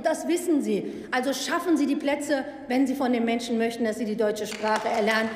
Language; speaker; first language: German; early bilingual, other home language; Turkish